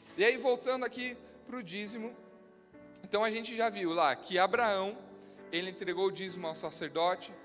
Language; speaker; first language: Portuguese; native; Portuguese